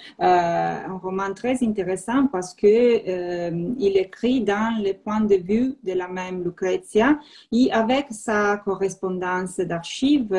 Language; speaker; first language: French; non-native, learner; Italian